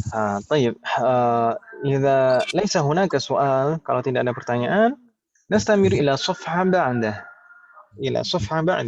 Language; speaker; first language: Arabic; non-native, fluent; Indonesian